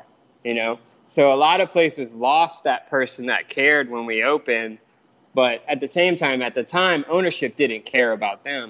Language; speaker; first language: English; native; English